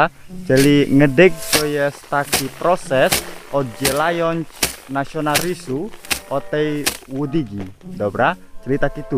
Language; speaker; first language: Polish; non-native, learner; Balinese